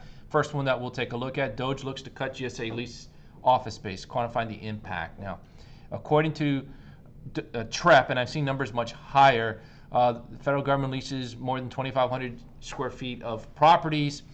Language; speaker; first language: English; native; English